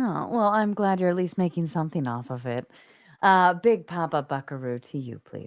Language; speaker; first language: English; native; English